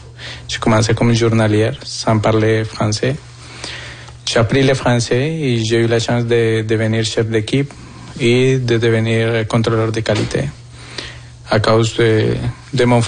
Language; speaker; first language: French; non-native, fluent; Spanish